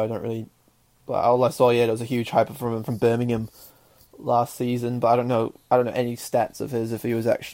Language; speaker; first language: English; native; English